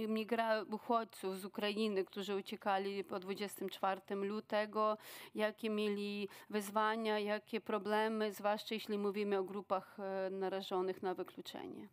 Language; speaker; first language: Polish; non-native, fluent; Ukrainian